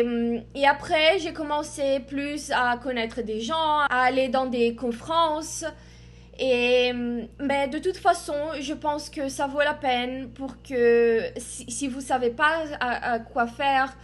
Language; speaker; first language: French; non-native, fluent; Portuguese